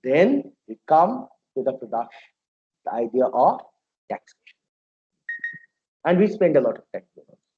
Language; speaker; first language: English; non-native, local second language; Bangla